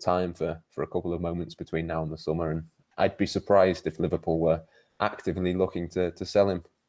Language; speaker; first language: English; native; English